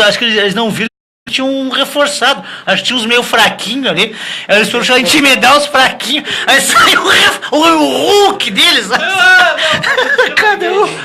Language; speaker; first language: Portuguese; native; Portuguese